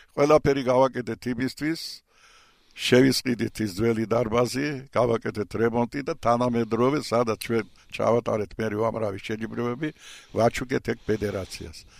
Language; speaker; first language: Georgian; non-native, local second language; Russian